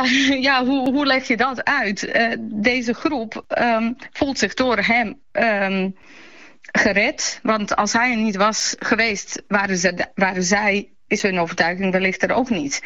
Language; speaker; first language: Dutch; early bilingual, other home language; Bosnian